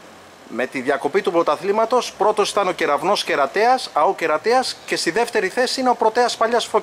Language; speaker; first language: Greek; native; Greek